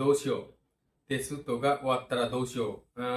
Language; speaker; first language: Japanese; non-native, learner; Bangla